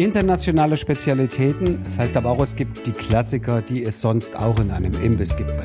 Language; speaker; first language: German; native; German